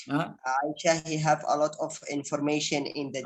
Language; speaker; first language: English; non-native, learner; Arabic